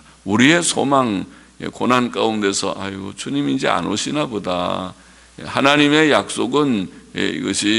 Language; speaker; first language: Korean; native; Korean